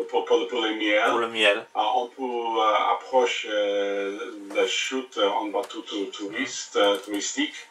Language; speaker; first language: French; non-native, learner; English